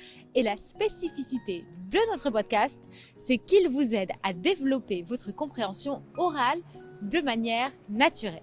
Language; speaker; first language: French; native; French